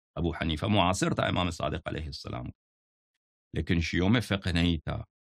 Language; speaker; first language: Urdu; non-native, fluent; Persian